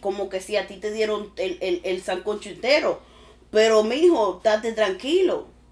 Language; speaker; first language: Spanish; early bilingual, heritage; Spanish